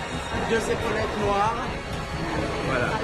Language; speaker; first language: French; non-native, fluent; Hebrew